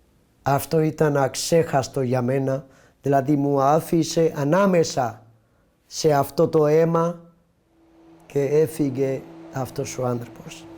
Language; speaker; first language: Greek; non-native, learner; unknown